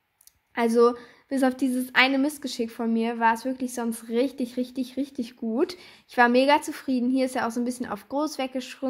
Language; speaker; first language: German; native; German